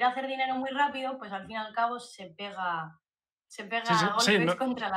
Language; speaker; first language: Spanish; native; Spanish